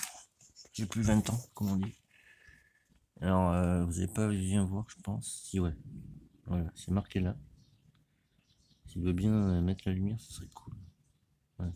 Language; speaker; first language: French; native; French